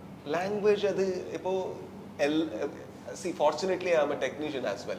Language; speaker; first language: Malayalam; non-native, learner; Kannada